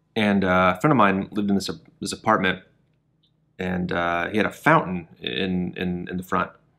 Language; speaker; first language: English; native; English